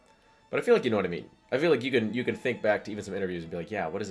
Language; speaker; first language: English; native; English